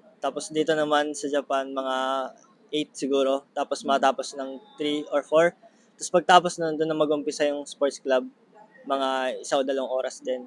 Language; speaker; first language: Filipino; native; Filipino